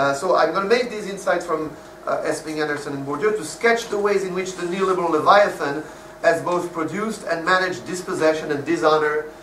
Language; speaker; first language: English; non-native, fluent; French